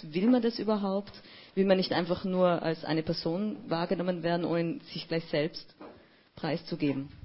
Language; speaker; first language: German; native; German